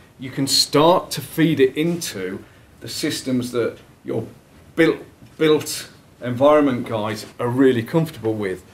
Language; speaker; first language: English; native; English